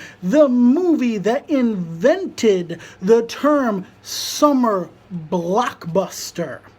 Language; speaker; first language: English; native; English